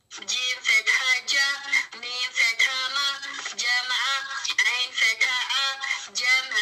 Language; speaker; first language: Arabic; non-native, learner; Amharic